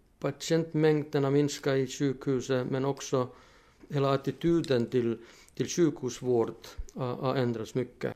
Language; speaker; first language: Swedish; non-native, fluent; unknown